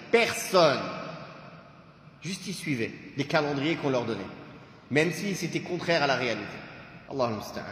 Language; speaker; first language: French; native; French